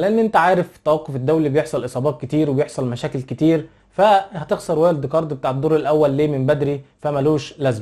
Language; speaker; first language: Arabic; native; Arabic